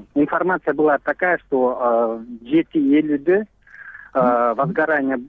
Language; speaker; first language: Russian; non-native, local second language; Kyrgyz